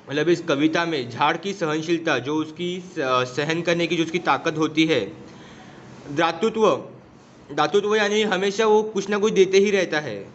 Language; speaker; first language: Hindi; non-native, local second language; Marathi